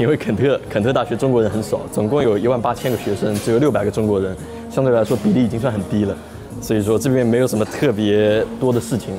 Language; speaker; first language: Chinese; native; Chinese